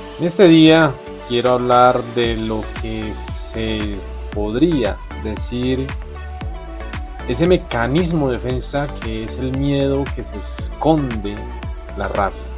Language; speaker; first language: Spanish; native; Spanish